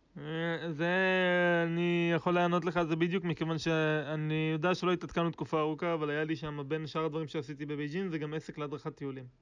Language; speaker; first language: Hebrew; native; Hebrew